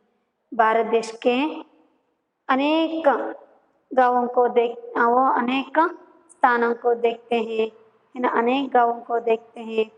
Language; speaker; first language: Hindi; non-native, local second language; Kannada